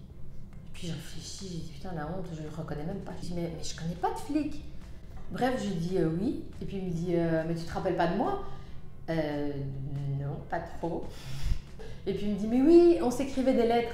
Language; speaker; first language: French; native; French